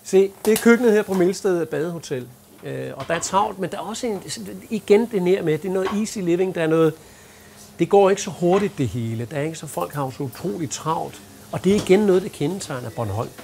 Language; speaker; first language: Danish; native; Danish